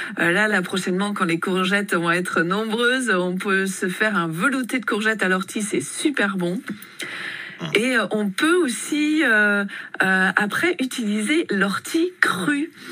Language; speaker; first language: French; native; French